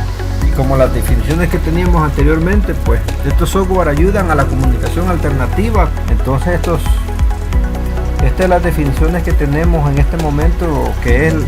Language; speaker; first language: Spanish; native; Spanish